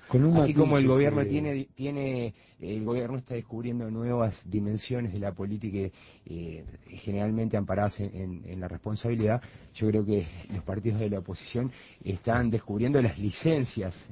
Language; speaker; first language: Spanish; native; Spanish